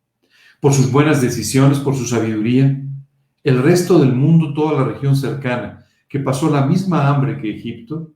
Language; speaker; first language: Spanish; native; Spanish